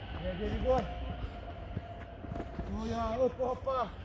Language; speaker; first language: Swedish; non-native, fluent; Serbian